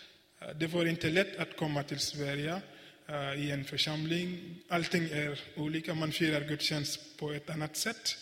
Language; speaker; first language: Swedish; non-native, fluent; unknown